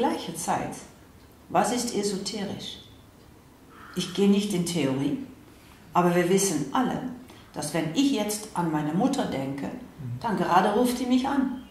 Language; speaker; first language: German; non-native, fluent; Dutch